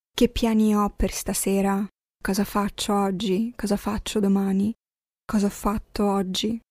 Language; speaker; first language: Italian; non-native, fluent; Arabic